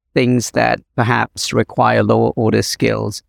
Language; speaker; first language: English; native; English